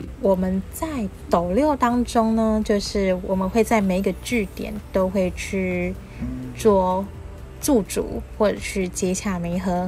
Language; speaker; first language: Chinese; native; Chinese